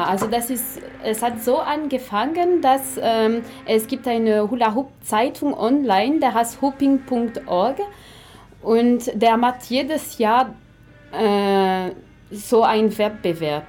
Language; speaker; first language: German; non-native, fluent; French